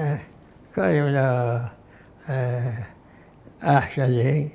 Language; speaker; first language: Hebrew; non-native, fluent; Arabic